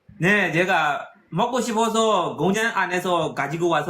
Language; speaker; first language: Korean; non-native, learner; Burmese